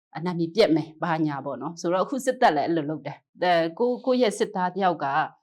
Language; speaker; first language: Burmese; non-native, local second language; Kachin